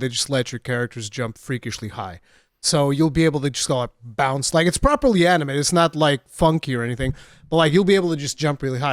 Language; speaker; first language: English; native; English